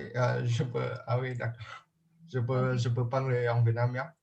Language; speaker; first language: French; non-native, learner; Vietnamese